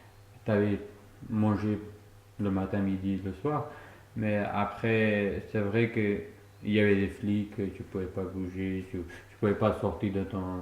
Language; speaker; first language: French; non-native, fluent; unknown